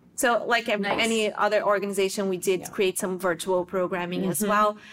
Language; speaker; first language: English; non-native, fluent; Portuguese